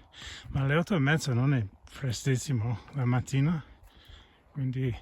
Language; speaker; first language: Italian; non-native, fluent; English